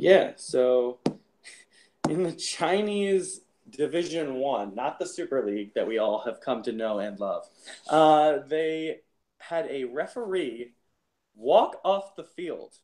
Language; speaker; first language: English; native; English